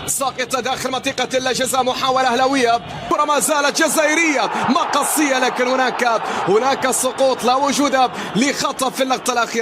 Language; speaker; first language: Arabic; native; Arabic